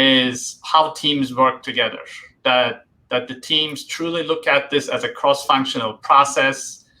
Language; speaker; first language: English; native; English